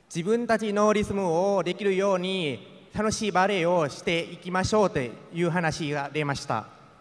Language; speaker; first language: Japanese; native; Japanese